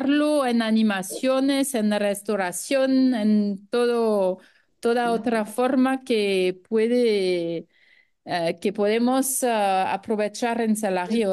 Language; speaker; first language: Spanish; non-native, fluent; French